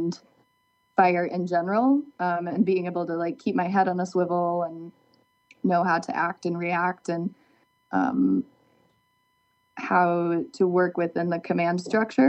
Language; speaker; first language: English; native; English